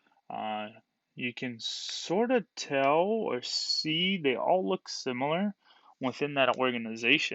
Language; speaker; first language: English; native; English